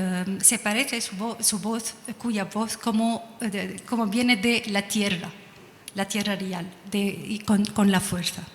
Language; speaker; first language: Spanish; non-native, learner; Arabic